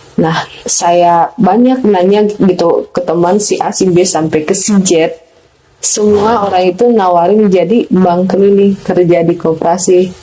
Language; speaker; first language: Indonesian; non-native, local second language; Batak Toba